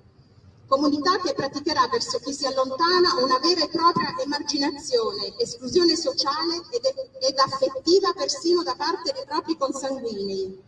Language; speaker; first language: Italian; native; Italian